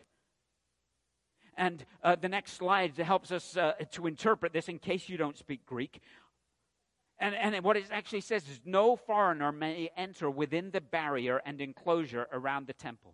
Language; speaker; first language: English; native; English